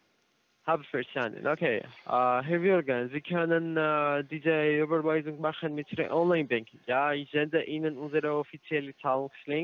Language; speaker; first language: German; non-native, learner; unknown